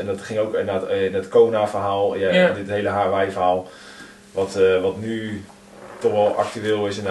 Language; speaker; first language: Dutch; native; Dutch